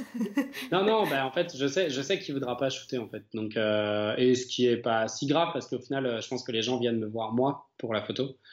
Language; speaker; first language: French; native; French